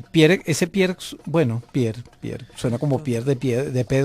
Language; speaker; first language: Spanish; native; Spanish